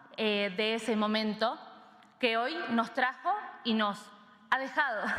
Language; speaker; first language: Spanish; native; Spanish